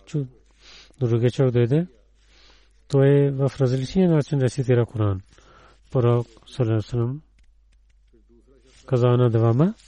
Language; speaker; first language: Bulgarian; non-native, learner; Urdu